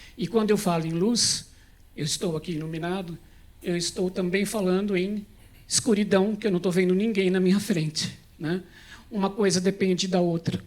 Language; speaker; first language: Portuguese; native; Portuguese